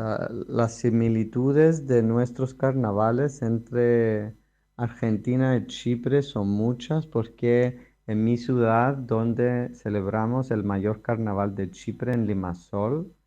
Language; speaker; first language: Spanish; non-native, fluent; Greek